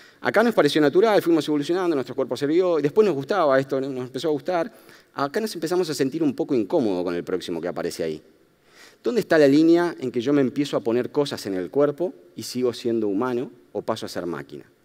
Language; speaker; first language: Spanish; native; Spanish